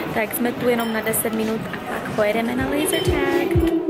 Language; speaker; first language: Czech; early bilingual, heritage; Czech